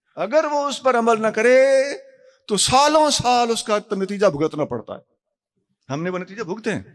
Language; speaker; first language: Urdu; non-native, local second language; Punjabi